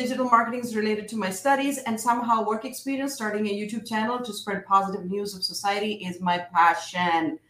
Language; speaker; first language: English; non-native, local second language; Hindi